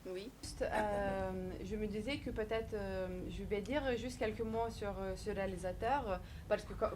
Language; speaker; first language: French; non-native, fluent; Lithuanian